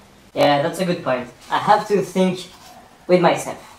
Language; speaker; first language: English; non-native, learner; French